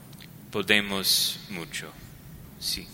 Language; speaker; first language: Spanish; non-native, learner; English